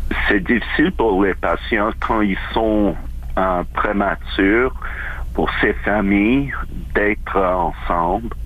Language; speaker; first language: French; non-native, local second language; English